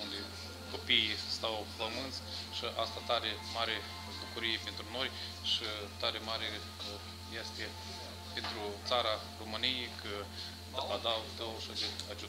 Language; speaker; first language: Romanian; early bilingual, heritage; Romanian